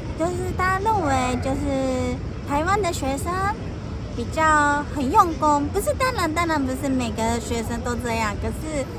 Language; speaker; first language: Chinese; early bilingual, heritage; Japanese